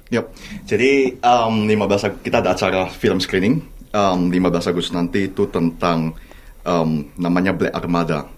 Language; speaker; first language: Indonesian; native; Indonesian